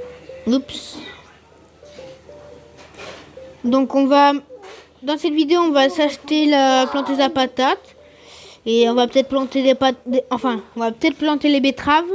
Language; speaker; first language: French; native; French